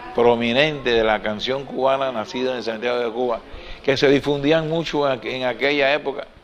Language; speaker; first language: Spanish; native; Spanish